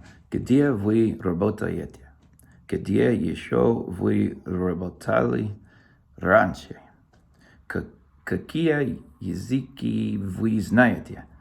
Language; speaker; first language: Russian; non-native, learner; English